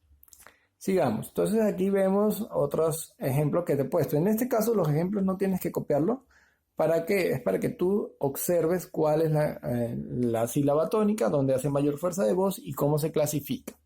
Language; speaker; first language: Spanish; native; Spanish